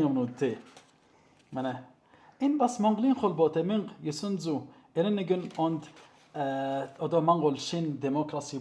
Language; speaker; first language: Mongolian; non-native, learner; Arabic